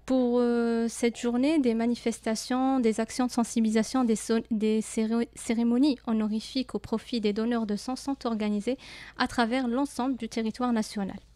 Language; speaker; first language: French; non-native, local second language; Arabic